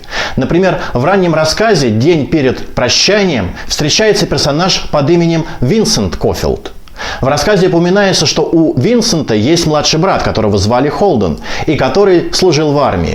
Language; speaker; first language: Russian; native; Russian